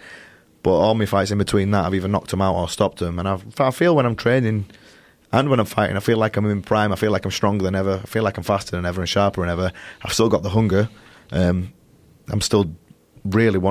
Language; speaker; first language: English; native; English